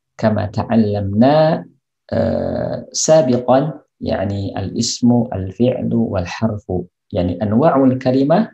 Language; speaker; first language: Arabic; non-native, fluent; Indonesian